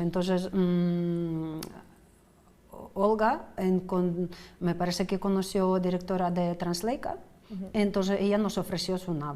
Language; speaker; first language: Spanish; non-native, fluent; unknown